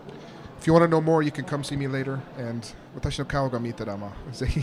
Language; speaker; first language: Japanese; non-native, learner; English